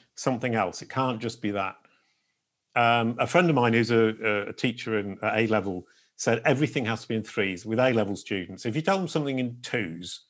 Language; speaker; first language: English; native; English